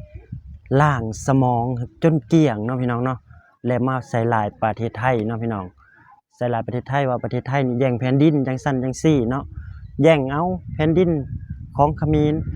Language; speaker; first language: Thai; non-native, local second language; Lao